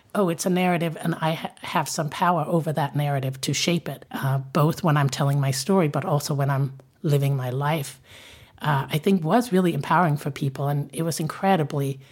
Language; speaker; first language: English; non-native, fluent; Danish